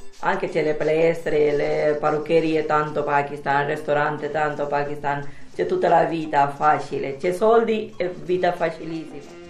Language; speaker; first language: Italian; non-native, learner; Urdu